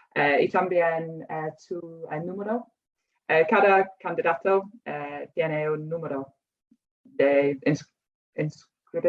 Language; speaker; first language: Spanish; non-native, fluent; English